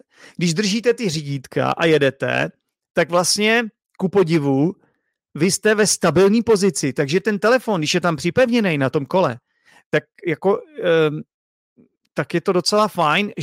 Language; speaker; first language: Czech; native; Czech